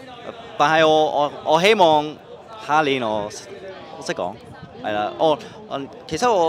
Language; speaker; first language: Cantonese; non-native, local second language; English